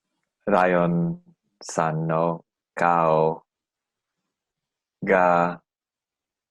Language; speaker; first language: Japanese; non-native, learner; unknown